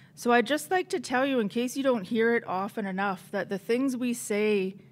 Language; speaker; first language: English; native; English